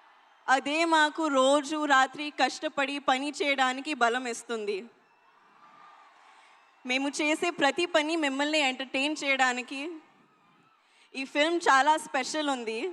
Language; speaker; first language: Telugu; non-native, learner; Hindi